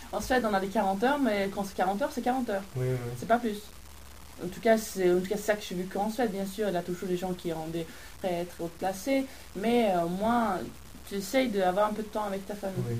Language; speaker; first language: French; non-native, fluent; Swedish